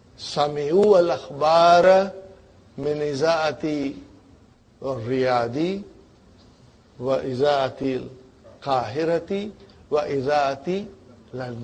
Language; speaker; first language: Arabic; non-native, fluent; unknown